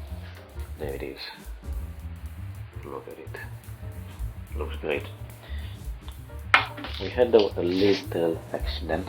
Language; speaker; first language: English; non-native, fluent; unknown